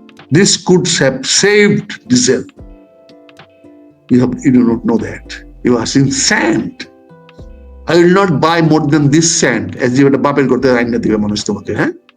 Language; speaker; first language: English; non-native, local second language; Bangla